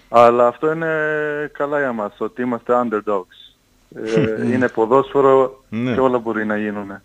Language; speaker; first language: Greek; non-native, fluent; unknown